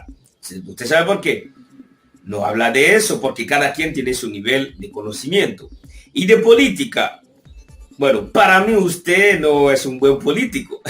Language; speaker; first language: Spanish; non-native, fluent; Haitian Creole